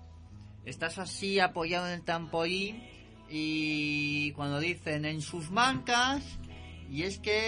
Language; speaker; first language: Spanish; native; Spanish